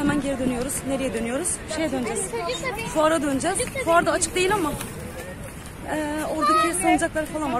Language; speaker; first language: Turkish; native; Turkish